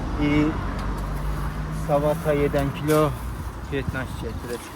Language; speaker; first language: Polish; non-native, learner; Turkish